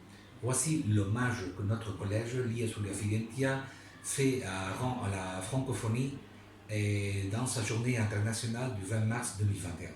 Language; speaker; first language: French; non-native, fluent; Spanish